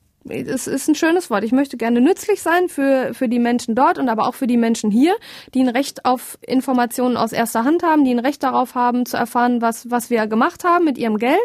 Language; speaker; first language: German; native; German